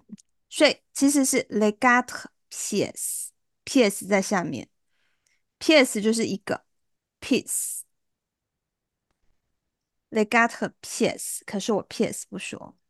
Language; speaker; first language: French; non-native, fluent; Chinese